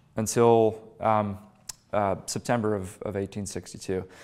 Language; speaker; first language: English; native; English